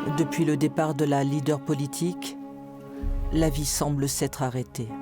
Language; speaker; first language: French; native; French